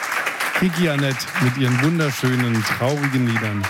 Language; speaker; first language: German; native; German